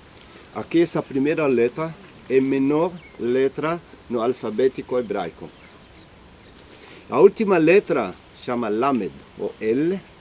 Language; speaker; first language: Portuguese; non-native, learner; Hebrew